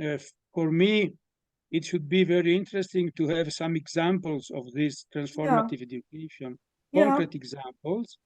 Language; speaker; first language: English; non-native, learner; Italian